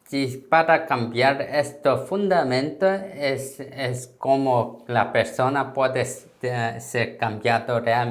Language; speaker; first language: Spanish; non-native, learner; Korean